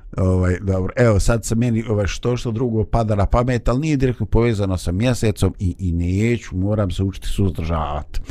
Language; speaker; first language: Bosnian; native; Bosnian